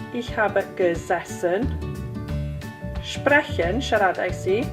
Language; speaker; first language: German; non-native, learner; Welsh